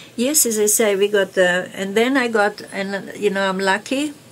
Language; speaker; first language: English; non-native, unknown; Slovenian